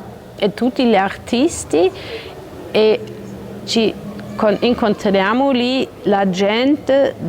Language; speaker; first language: Italian; non-native, learner; German